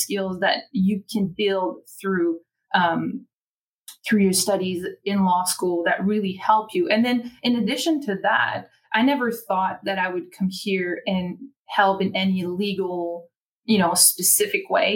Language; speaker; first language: English; non-native, fluent; French